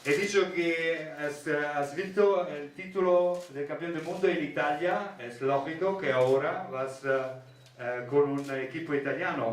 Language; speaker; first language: Spanish; non-native, learner; Italian